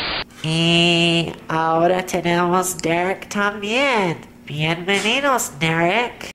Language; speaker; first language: Spanish; non-native, learner; English